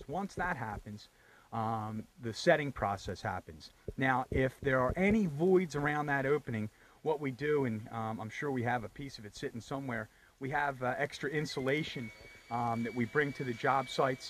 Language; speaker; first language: English; native; English